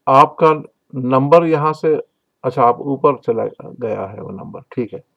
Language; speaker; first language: Urdu; native; Urdu